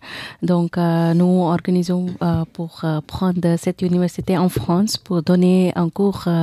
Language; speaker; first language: French; non-native, learner; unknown